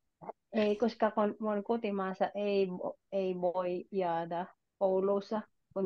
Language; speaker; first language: Finnish; non-native, learner; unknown